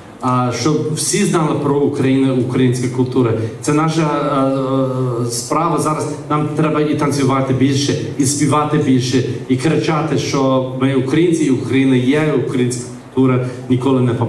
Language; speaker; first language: Ukrainian; early bilingual, heritage; English